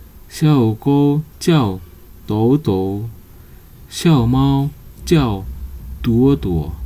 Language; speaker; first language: Chinese; non-native, fluent; Nepali